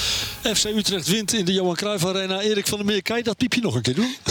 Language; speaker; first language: Dutch; native; Dutch